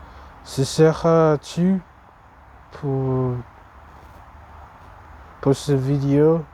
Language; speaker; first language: French; non-native, learner; English